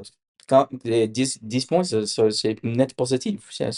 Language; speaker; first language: French; non-native, learner; English